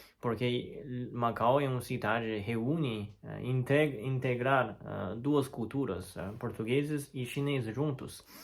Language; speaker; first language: Portuguese; non-native, fluent; Chinese